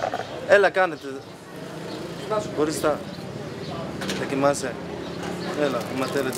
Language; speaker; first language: Greek; non-native, learner; Arabic